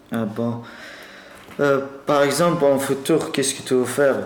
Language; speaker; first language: French; non-native, learner; Persian